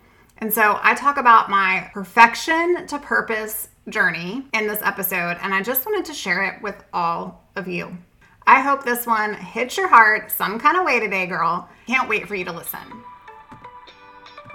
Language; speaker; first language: English; native; English